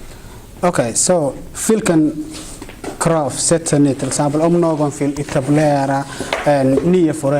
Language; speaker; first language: Swedish; non-native, fluent; Somali